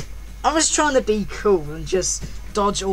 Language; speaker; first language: English; native; English